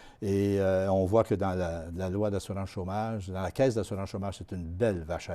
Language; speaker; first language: French; native; French